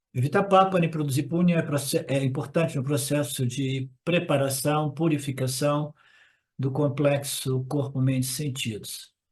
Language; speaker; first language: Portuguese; non-native, fluent; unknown